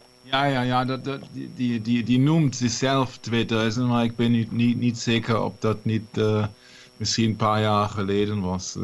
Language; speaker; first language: Dutch; non-native, learner; German